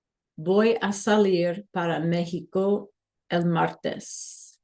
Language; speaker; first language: Spanish; non-native, fluent; English